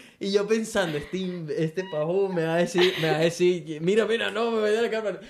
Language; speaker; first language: Spanish; native; Spanish